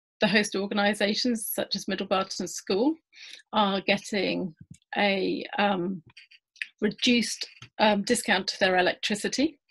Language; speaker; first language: English; native; English